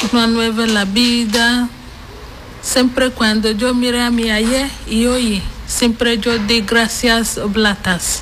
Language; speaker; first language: Spanish; non-native, learner; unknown